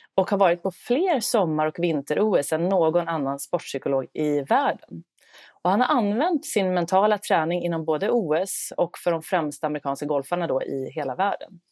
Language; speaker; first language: Swedish; native; Swedish